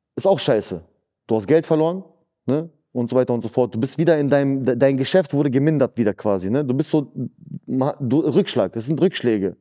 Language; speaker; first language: German; early bilingual, other home language; Russian